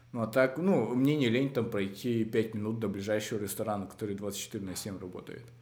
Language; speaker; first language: Russian; native; Russian